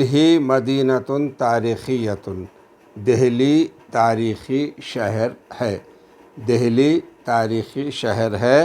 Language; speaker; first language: Urdu; native; Urdu